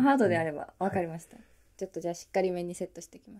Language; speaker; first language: Japanese; native; Japanese